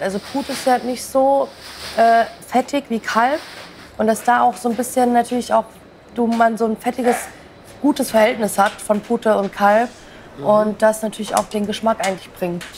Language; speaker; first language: German; early bilingual, other home language; Turkish